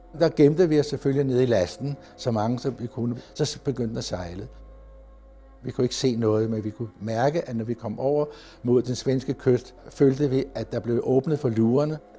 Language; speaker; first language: Danish; native; Danish